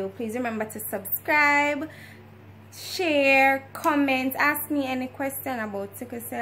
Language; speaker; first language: English; native; English